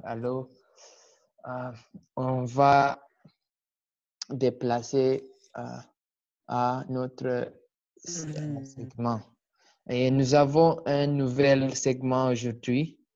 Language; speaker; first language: French; non-native, learner; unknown